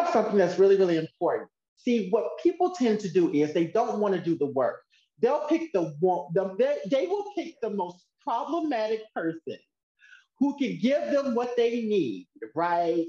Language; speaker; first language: English; native; English